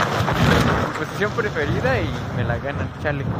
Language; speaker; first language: Spanish; native; Spanish